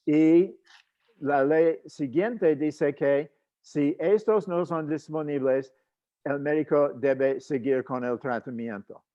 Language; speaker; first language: Spanish; non-native, fluent; English